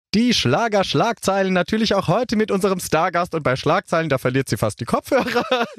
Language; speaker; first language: German; native; German